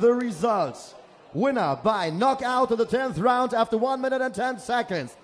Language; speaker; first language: English; non-native, fluent; German